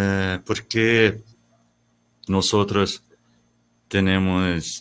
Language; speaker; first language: Spanish; non-native, learner; Portuguese